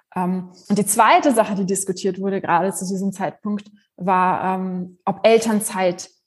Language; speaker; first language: German; native; German